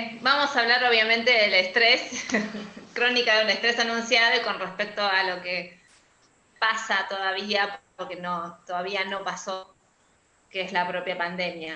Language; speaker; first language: Spanish; native; Spanish